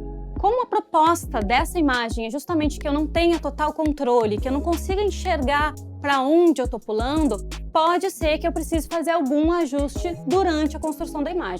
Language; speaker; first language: Portuguese; native; Portuguese